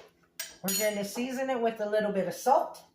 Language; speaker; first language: English; native; English